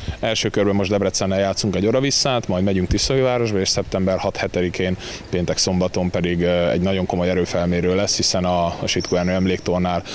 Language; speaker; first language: Hungarian; native; Hungarian